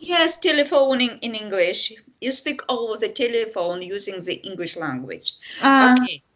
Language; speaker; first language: English; non-native, fluent; Russian